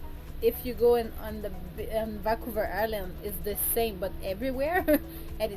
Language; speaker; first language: English; non-native, learner; French